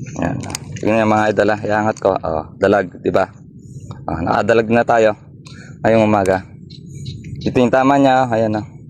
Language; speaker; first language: Filipino; non-native, local second language; Pampanga